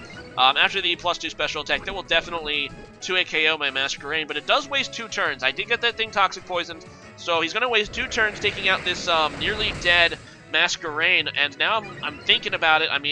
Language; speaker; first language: English; native; English